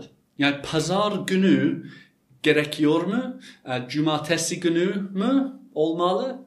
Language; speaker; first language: Turkish; non-native, fluent; English